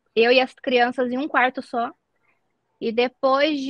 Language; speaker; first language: Portuguese; native; Portuguese